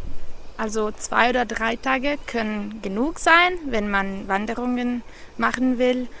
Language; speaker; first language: German; non-native, fluent; Italian